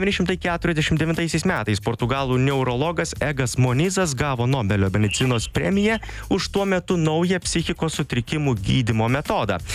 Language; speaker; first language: Lithuanian; native; Lithuanian